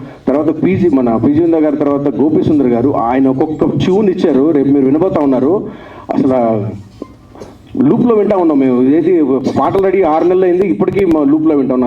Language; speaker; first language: Telugu; native; Telugu